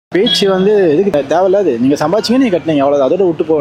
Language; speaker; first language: Tamil; native; Tamil